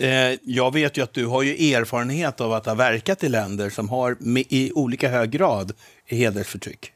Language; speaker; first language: Swedish; native; Swedish